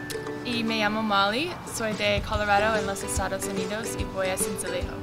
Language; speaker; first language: Spanish; non-native, learner; English